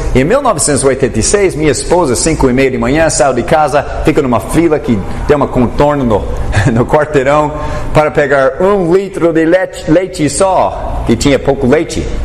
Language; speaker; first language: Portuguese; non-native, fluent; English